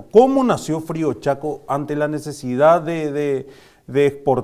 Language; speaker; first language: Spanish; native; Spanish